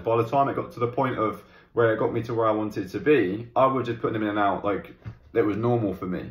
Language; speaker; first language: English; native; English